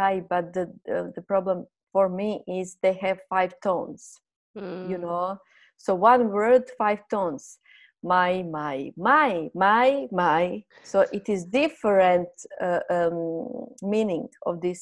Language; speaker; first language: English; non-native, fluent; Croatian